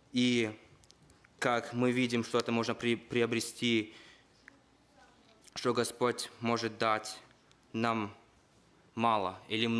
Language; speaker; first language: Russian; early bilingual, heritage; Russian